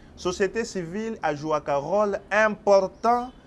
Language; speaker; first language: French; non-native, local second language; Lingala